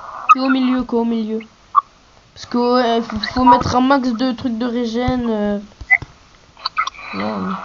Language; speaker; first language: French; native; French